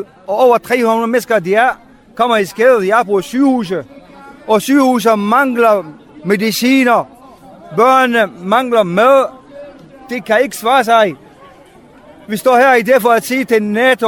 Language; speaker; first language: Danish; non-native, fluent; Arabic